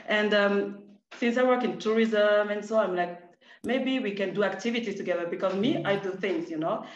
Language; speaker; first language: English; non-native, fluent; French